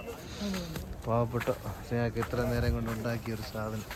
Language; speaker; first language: Malayalam; native; Malayalam